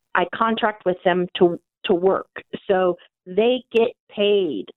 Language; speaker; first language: English; native; English